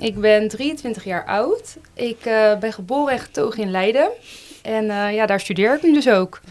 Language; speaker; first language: Dutch; native; Dutch